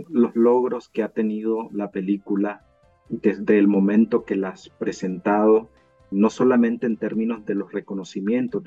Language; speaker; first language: Spanish; native; Spanish